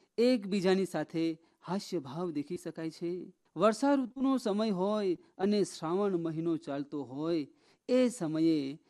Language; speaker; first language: Gujarati; non-native, local second language; Rathawi